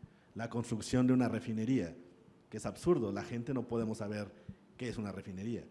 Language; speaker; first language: Spanish; native; Spanish